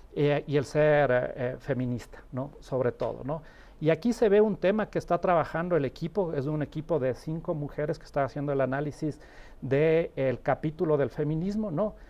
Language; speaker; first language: Spanish; native; Spanish